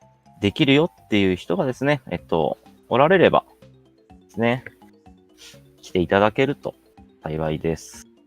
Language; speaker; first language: Japanese; native; Japanese